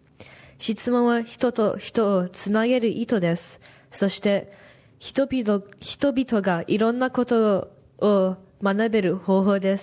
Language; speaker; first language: Japanese; non-native, learner; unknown